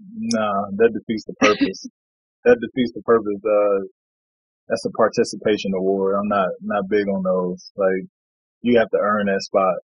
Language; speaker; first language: English; native; English